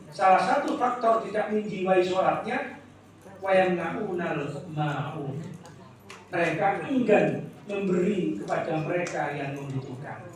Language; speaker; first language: Indonesian; native; Indonesian